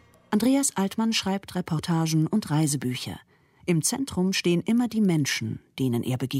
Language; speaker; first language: German; native; German